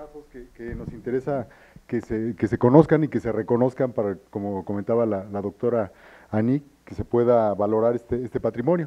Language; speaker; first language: Spanish; native; Spanish